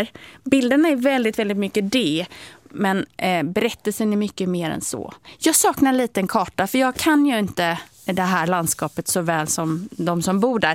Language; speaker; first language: Swedish; native; Swedish